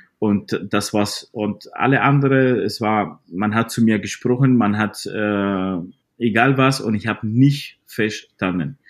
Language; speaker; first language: German; non-native, fluent; Spanish